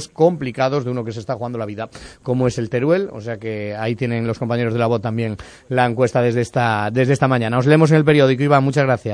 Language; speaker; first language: Spanish; native; Spanish